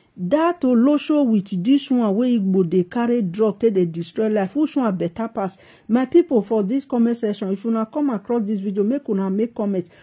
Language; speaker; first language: Nigerian Pidgin; native; Nigerian Pidgin